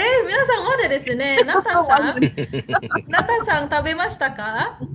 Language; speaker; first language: Japanese; non-native, fluent; Indonesian